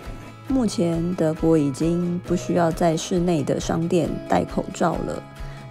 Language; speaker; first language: Chinese; native; Chinese